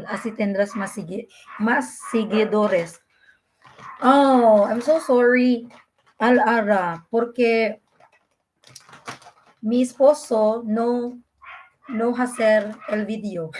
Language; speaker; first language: Spanish; non-native, learner; Filipino